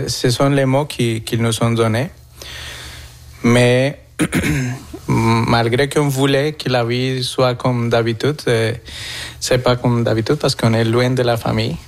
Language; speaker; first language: French; non-native, fluent; Spanish